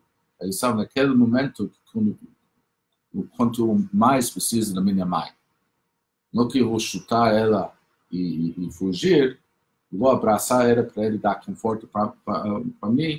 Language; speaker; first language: Portuguese; non-native, fluent; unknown